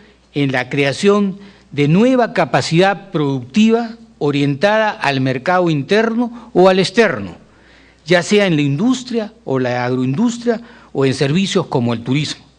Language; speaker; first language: Spanish; native; Spanish